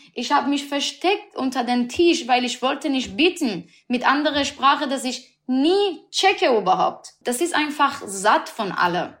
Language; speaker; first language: German; non-native, learner; Persian